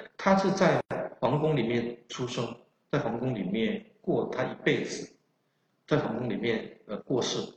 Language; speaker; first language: Chinese; non-native, local second language; Min Nan Chinese